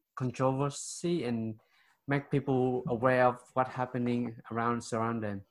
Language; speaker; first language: English; non-native, fluent; Vietnamese